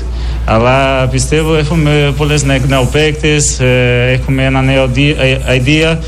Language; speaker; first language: Greek; non-native, learner; Portuguese